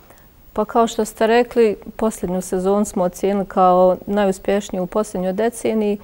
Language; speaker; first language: Croatian; native; Croatian